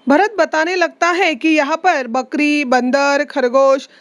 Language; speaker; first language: Hindi; non-native, local second language; Marathi